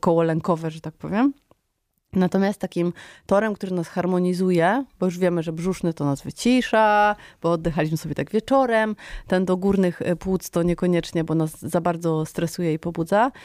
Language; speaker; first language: Polish; native; Polish